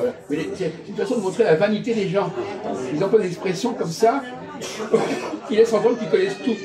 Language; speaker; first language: French; native; French